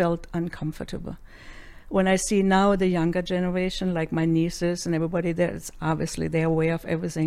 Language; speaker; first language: English; non-native, fluent; German